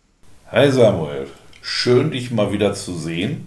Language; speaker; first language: German; native; German